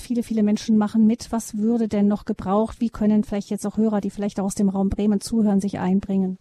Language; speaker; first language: German; native; German